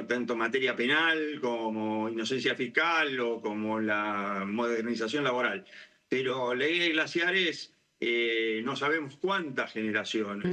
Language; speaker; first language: Spanish; native; Spanish